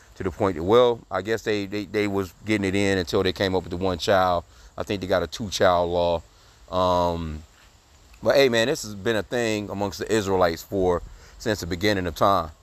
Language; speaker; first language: English; native; English